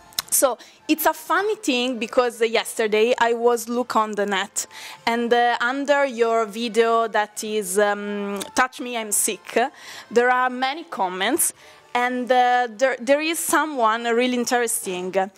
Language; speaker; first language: English; non-native, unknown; Italian